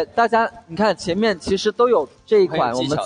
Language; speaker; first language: Chinese; native; Chinese